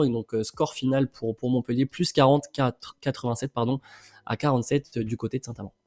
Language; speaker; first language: French; native; French